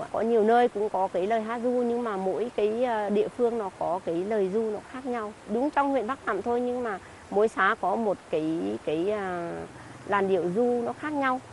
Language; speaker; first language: Vietnamese; non-native, local second language; Tày